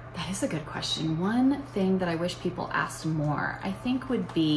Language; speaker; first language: English; native; English